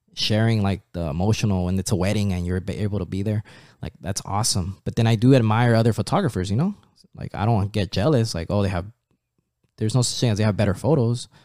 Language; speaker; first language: English; early bilingual, other home language; Spanish